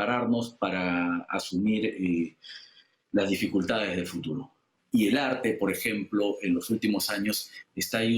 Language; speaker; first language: Spanish; native; Spanish